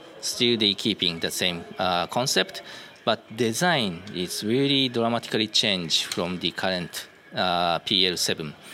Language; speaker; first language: English; non-native, learner; Japanese